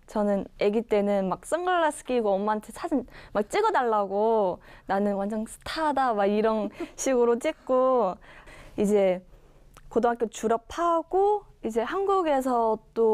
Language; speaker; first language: Korean; early bilingual, other home language; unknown